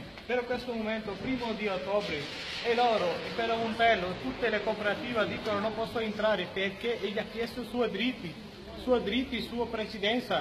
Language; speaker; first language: Italian; non-native, learner; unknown